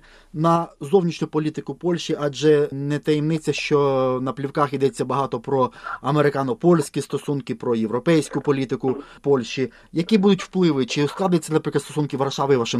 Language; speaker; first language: Ukrainian; native; Ukrainian